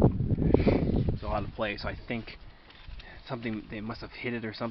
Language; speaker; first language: English; native; English